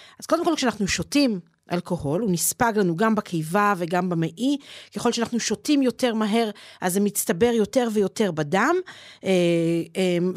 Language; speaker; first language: Hebrew; native; Hebrew